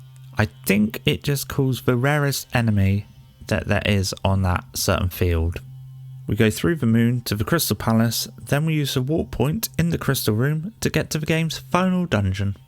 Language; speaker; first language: English; native; English